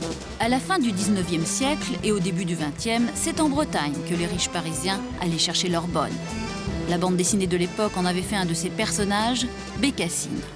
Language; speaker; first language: French; native; French